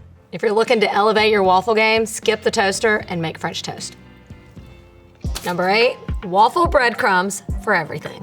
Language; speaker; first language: English; native; English